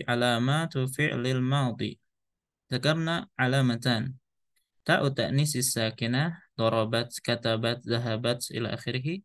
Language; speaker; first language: Arabic; non-native, fluent; Indonesian